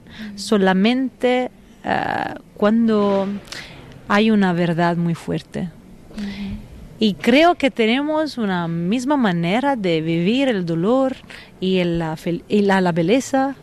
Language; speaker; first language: Spanish; non-native, fluent; Italian